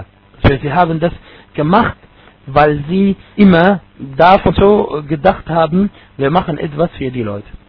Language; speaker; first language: German; non-native, fluent; Arabic